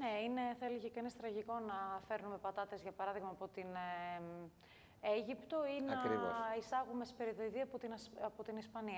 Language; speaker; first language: Greek; native; Greek